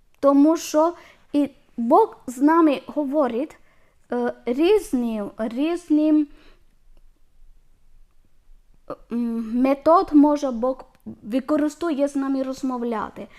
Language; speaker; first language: Ukrainian; non-native, learner; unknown